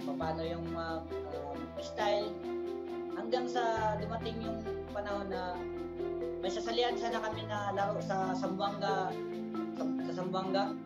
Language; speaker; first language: Filipino; non-native, local second language; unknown